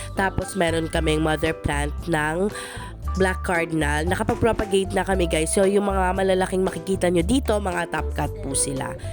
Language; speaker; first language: Filipino; non-native, local second language; Cebuano